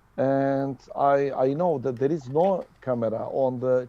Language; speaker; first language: English; non-native, learner; Turkish